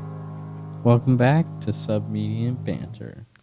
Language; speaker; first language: English; native; English